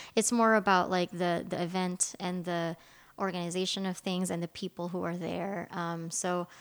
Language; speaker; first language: English; non-native, local second language; Filipino